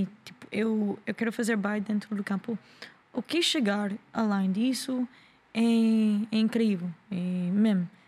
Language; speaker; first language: Portuguese; non-native, learner; English